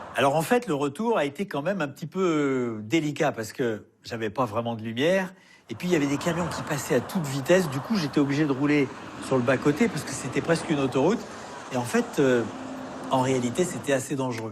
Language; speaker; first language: French; native; French